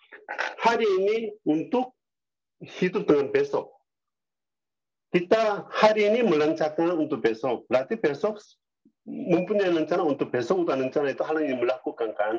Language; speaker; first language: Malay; non-native, learner; Korean